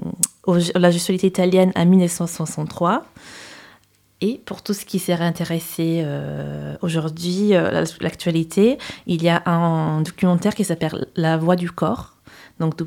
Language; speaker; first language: French; non-native, fluent; Italian